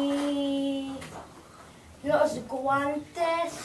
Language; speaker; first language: Spanish; non-native, learner; English